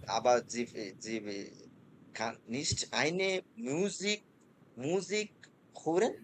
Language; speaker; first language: German; non-native, fluent; Bangla